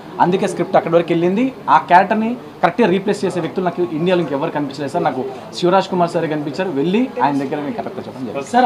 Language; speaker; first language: Telugu; native; Telugu